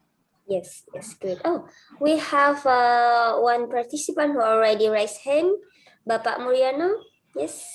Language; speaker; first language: English; non-native, fluent; Indonesian